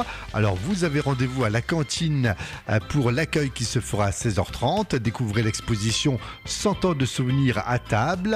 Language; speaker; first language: French; native; French